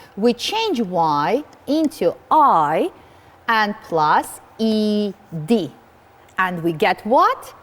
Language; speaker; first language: English; non-native, fluent; Georgian